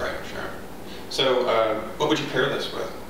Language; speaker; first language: English; native; English